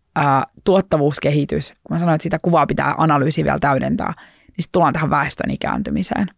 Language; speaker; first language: Finnish; native; Finnish